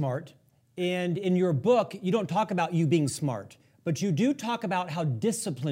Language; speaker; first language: English; native; English